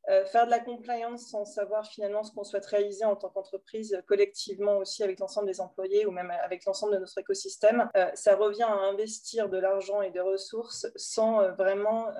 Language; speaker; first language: French; native; French